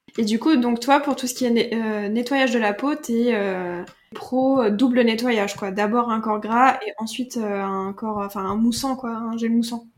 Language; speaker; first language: French; native; French